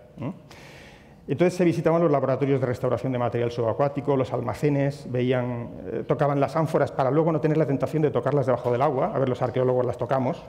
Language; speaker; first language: Spanish; native; Spanish